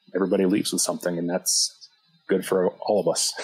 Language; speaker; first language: English; native; English